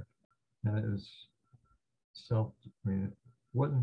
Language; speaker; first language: English; native; English